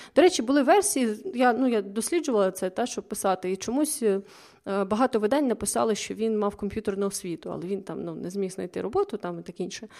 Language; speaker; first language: Ukrainian; native; Ukrainian